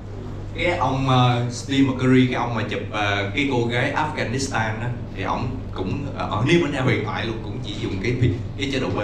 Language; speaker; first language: Vietnamese; native; Vietnamese